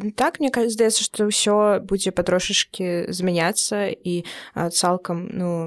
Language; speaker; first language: Belarusian; native; Belarusian